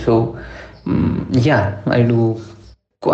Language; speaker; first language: English; non-native, local second language; Urdu